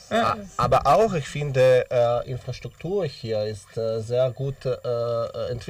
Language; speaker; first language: German; non-native, learner; Russian